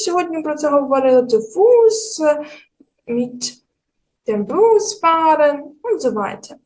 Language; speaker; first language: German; non-native, fluent; Ukrainian